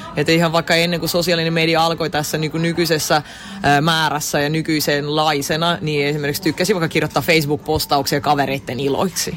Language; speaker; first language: Finnish; early bilingual, other home language; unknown